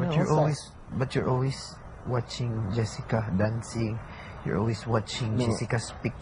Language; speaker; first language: English; non-native, learner; Filipino